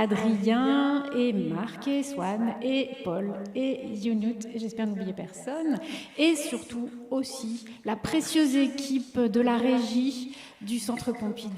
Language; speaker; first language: French; native; French